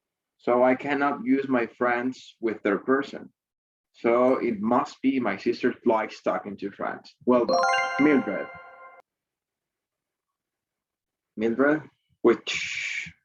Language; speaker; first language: English; non-native, fluent; Spanish